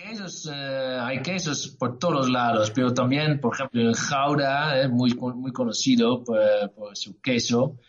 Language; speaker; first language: Spanish; non-native, learner; Dutch